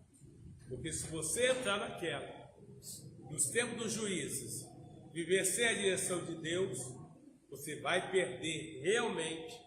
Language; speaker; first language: Portuguese; native; Portuguese